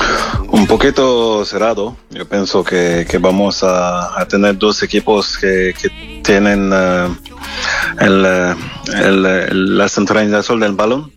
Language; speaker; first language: Spanish; non-native, fluent; French